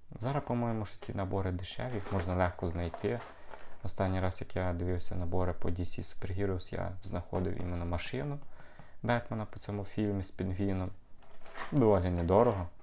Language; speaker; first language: Ukrainian; non-native, local second language; Russian